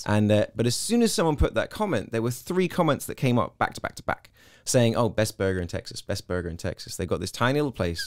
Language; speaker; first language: English; native; English